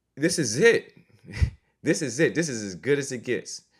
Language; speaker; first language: English; native; English